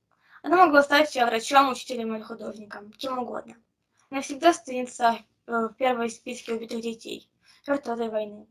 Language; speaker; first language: Russian; native; Russian